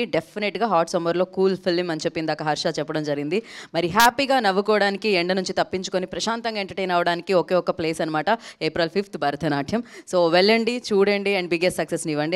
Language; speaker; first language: Telugu; native; Telugu